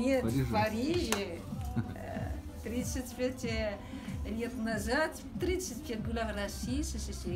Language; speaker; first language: Russian; non-native, learner; French